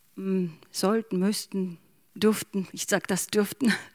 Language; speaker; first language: German; non-native, fluent; Ukrainian